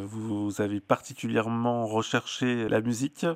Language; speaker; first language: French; native; French